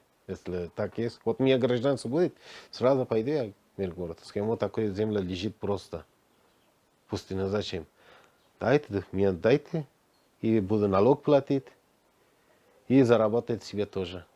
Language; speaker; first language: Russian; non-native, learner; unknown